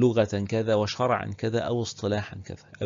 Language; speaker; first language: Arabic; native; Arabic